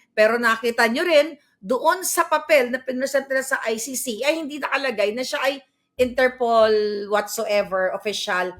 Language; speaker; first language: Filipino; native; Filipino